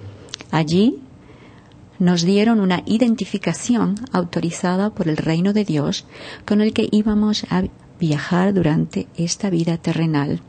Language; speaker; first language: Spanish; native; Spanish